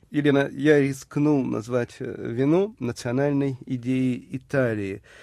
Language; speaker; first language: Russian; native; Russian